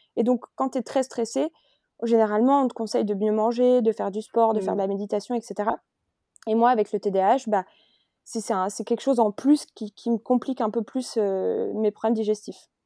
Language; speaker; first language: French; native; French